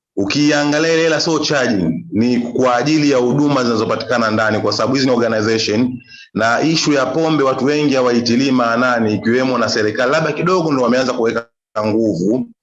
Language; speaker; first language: Swahili; native; Swahili